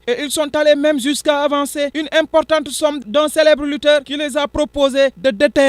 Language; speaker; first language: French; non-native, local second language; Wolof